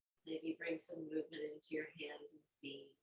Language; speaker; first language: English; native; English